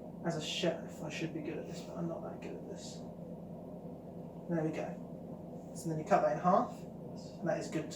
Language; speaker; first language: English; native; English